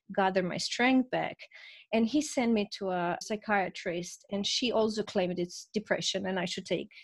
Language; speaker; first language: English; non-native, fluent; Croatian